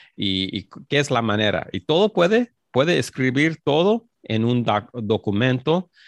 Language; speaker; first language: Spanish; early bilingual, heritage; Spanish